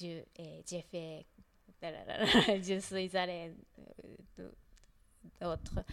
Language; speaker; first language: French; non-native, learner; Japanese